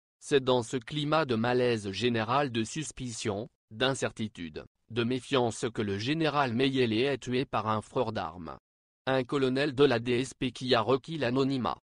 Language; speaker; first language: French; non-native, local second language; Lingala